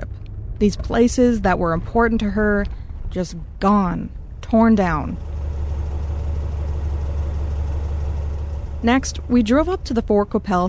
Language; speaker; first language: English; native; English